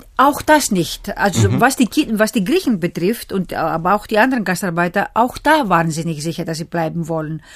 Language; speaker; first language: German; early bilingual, other home language; Greek